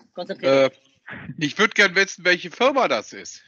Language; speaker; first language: German; native; German